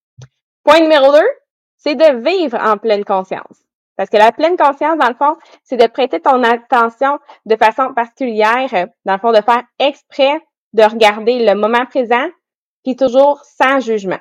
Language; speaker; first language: French; native; French